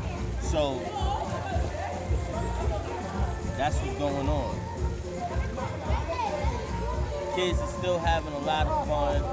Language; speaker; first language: English; native; English